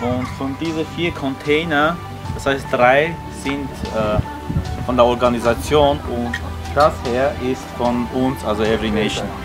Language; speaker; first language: German; early bilingual, other home language; Armenian